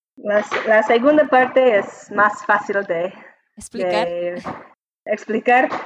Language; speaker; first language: Spanish; non-native, learner; English